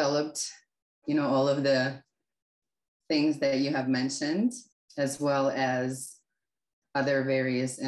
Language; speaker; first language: English; non-native, fluent; Russian